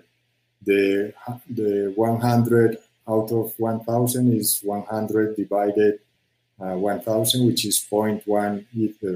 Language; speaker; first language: English; non-native, fluent; Spanish